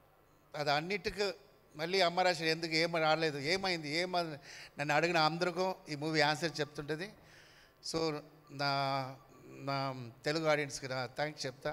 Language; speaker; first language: Telugu; non-native, fluent; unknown